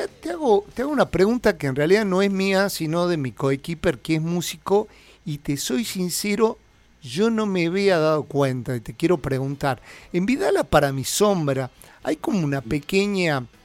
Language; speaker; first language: Spanish; native; Spanish